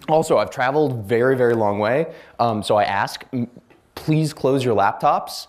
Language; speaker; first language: English; native; English